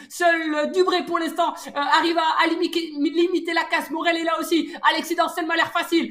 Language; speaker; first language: French; native; French